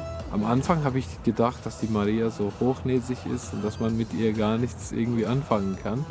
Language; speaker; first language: German; non-native, fluent; Albanian